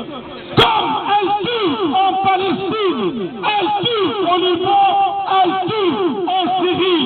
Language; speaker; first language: French; non-native, fluent; Arabic